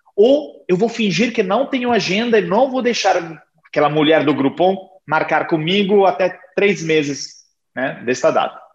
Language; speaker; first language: Portuguese; non-native, fluent; Italian